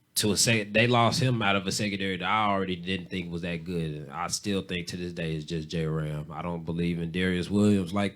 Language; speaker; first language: English; native; English